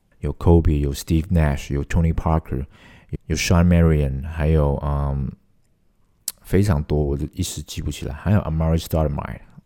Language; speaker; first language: Chinese; non-native, local second language; Cantonese